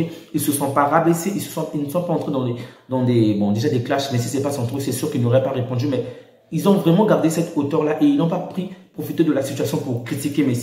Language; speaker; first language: French; native; French